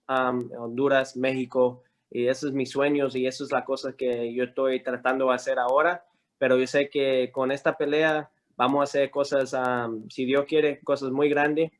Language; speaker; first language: Spanish; early bilingual, heritage; Spanish